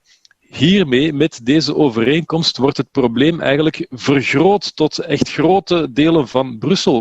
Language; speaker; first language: Dutch; native; Dutch